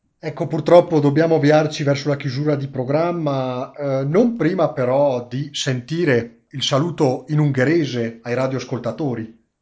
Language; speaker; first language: Italian; native; Italian